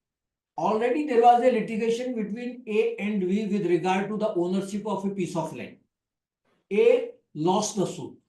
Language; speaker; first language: English; non-native, local second language; Hindi